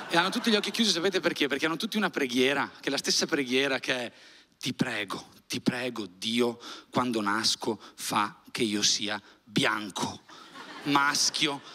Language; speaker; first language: Italian; early bilingual, other home language; Albanian